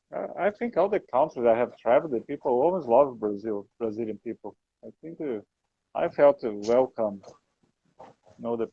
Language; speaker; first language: English; non-native, learner; Portuguese